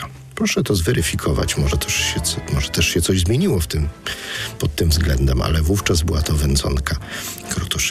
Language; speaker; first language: Polish; native; Polish